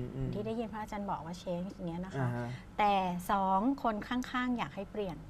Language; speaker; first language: Thai; native; Thai